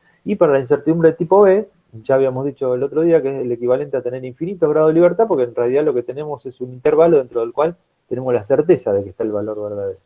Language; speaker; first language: Spanish; native; Spanish